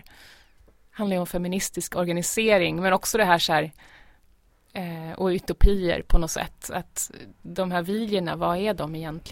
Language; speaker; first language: Swedish; native; Swedish